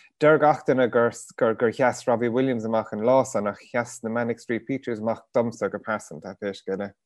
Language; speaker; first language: Irish; native; Irish